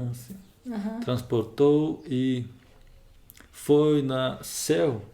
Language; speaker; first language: Portuguese; non-native, learner; Russian